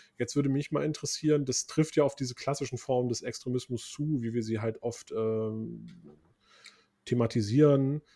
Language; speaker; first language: German; early bilingual, other home language; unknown